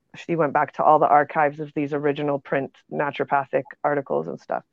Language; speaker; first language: English; native; English